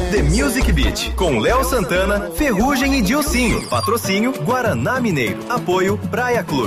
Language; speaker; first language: Portuguese; native; Portuguese